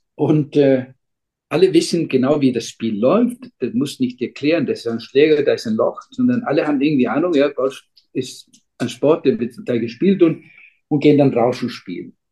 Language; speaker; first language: German; non-native, fluent; Icelandic